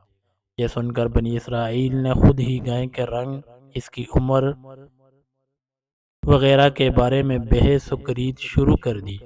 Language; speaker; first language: Urdu; native; Urdu